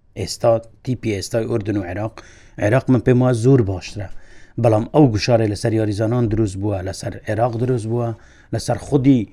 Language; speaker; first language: Central Kurdish; non-native, local second language; Kurdish